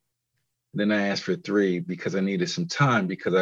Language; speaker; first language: English; native; English